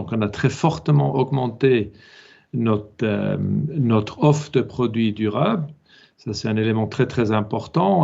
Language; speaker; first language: French; non-native, local second language; German